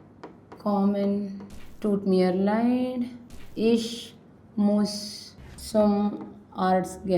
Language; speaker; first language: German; non-native, learner; Hindi